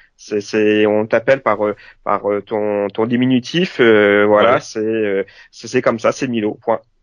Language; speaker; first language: French; native; French